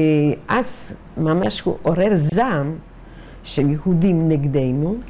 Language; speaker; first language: Hebrew; non-native, fluent; Yiddish